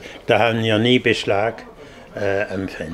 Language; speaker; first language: German; non-native, fluent; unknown